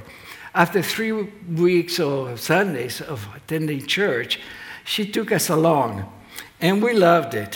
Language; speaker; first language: English; non-native, fluent; Spanish